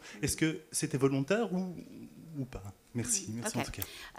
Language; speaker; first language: French; native; French